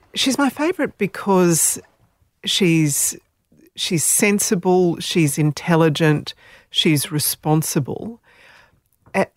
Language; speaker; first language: English; non-native, local second language; Slovenian